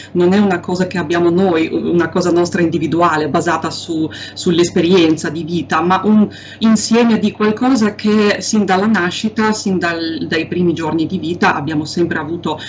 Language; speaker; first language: Italian; non-native, fluent; Russian